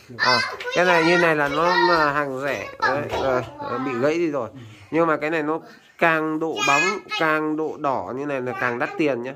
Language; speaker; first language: Vietnamese; native; Vietnamese